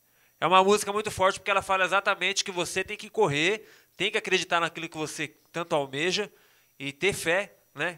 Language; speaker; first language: Portuguese; native; Portuguese